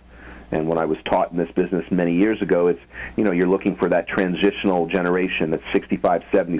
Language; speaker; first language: English; native; English